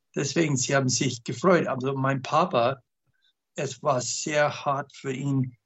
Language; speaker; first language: German; non-native, fluent; English